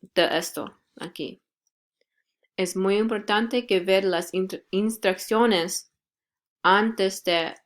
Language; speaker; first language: Spanish; non-native, learner; English